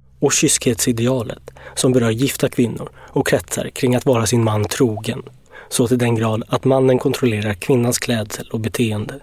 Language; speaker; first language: Swedish; native; Swedish